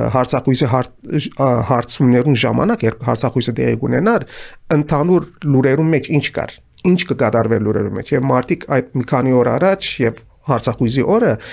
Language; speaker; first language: Armenian; native; Armenian